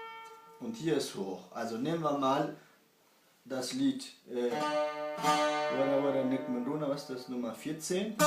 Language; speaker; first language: German; early bilingual, other home language; Kurdish